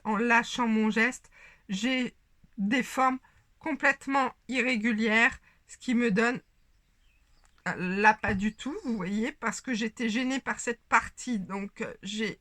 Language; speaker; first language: French; native; French